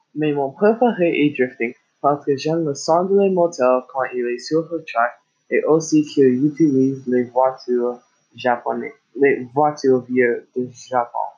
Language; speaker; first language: French; non-native, learner; English